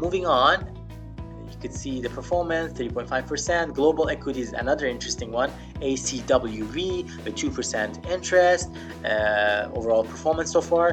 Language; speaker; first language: English; non-native, fluent; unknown